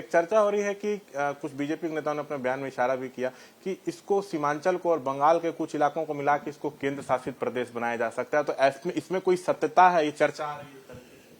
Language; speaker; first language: Hindi; native; Hindi